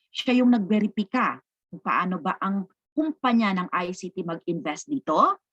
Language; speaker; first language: Filipino; non-native, local second language; Cebuano